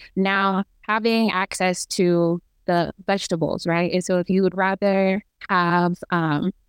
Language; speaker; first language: English; native; English